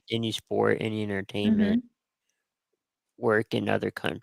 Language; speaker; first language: English; native; English